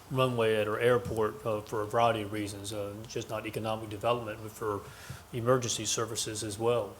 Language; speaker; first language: English; native; English